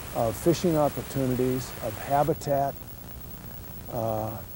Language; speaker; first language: English; native; English